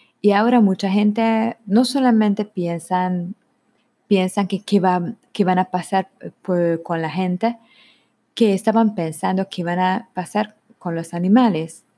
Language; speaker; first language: Spanish; non-native, learner; Hungarian